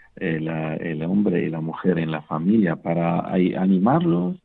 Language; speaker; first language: Spanish; non-native, fluent; Arabic